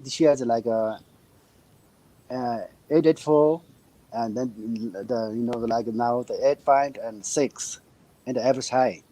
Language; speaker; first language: English; non-native, learner; Nepali